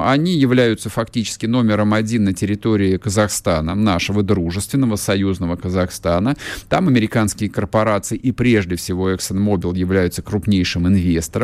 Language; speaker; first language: Russian; native; Russian